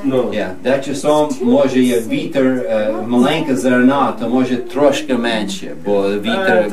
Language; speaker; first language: Ukrainian; early bilingual, heritage; Ukrainian